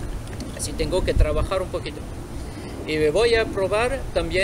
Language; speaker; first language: Spanish; non-native, fluent; French